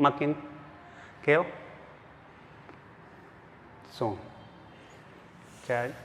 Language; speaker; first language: Vietnamese; non-native, learner; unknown